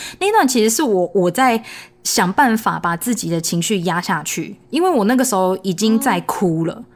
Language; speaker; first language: Chinese; native; Chinese